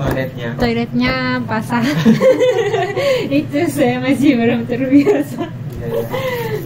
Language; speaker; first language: Indonesian; non-native, learner; Japanese